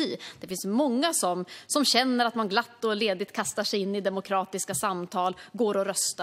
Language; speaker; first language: Swedish; native; Swedish